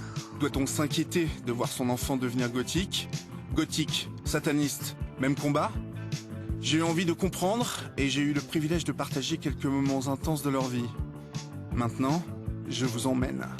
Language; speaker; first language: French; native; French